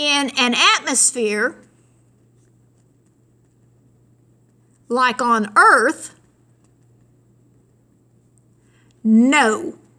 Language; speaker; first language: English; native; English